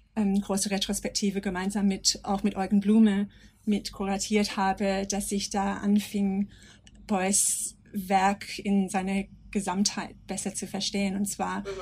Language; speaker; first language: German; non-native, fluent; English